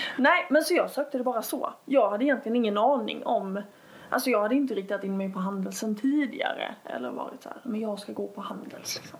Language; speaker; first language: Swedish; native; Swedish